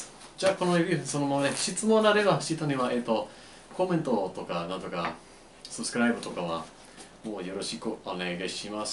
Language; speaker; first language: Japanese; non-native, learner; English